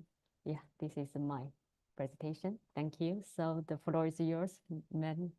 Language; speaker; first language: English; non-native, learner; Chinese